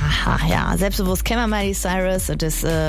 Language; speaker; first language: German; native; German